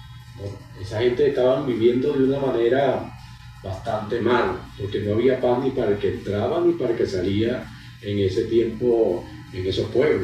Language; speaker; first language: Spanish; native; Spanish